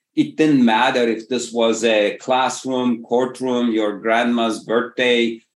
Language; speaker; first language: English; non-native, fluent; Turkish